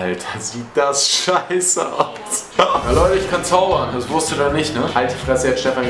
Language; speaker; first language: German; native; German